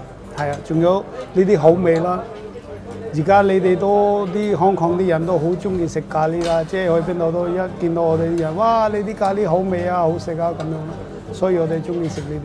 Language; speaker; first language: Cantonese; non-native, fluent; Urdu